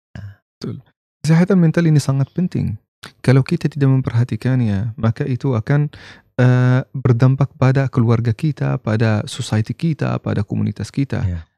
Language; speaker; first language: Indonesian; non-native, fluent; Arabic